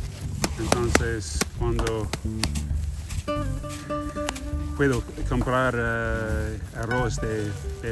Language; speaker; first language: Spanish; non-native, learner; English